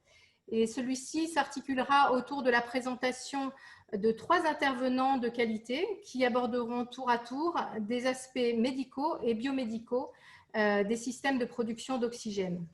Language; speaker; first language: French; native; French